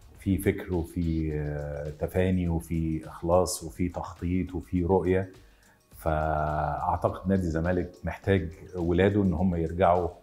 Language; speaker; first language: Arabic; native; Arabic